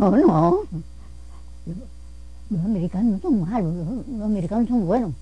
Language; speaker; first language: Spanish; native; Spanish